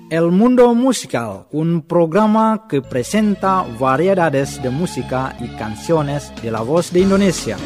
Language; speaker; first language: Spanish; non-native, fluent; Indonesian